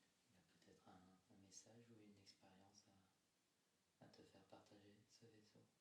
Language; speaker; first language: French; native; French